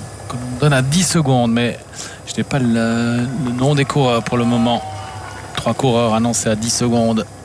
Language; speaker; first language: French; native; French